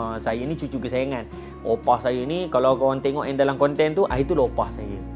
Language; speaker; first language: Malay; native; Malay